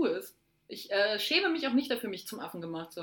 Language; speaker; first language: German; native; German